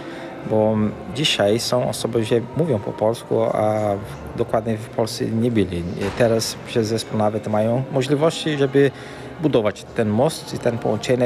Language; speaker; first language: Polish; early bilingual, heritage; Portuguese